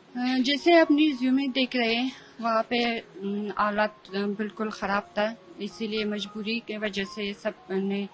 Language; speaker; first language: Hindi; non-native, fluent; Persian